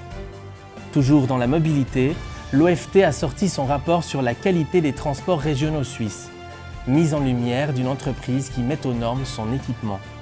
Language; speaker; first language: French; native; French